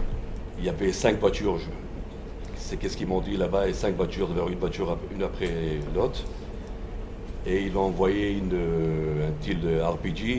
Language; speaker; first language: French; non-native, fluent; Hebrew